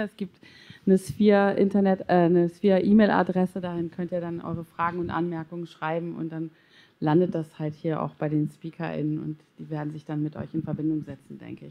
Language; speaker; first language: German; native; German